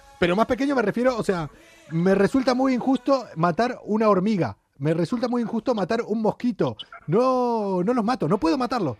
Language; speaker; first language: Spanish; native; Spanish